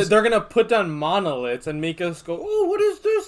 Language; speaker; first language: English; native; English